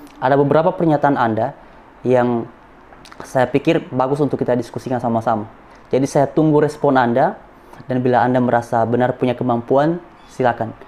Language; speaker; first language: Indonesian; non-native, local second language; Nias